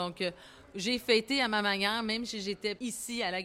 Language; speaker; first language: French; native; French